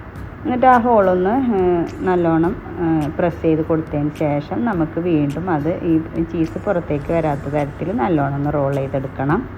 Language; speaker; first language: Malayalam; native; Malayalam